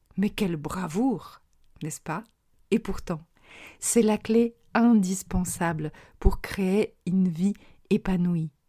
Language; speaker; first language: French; non-native, fluent; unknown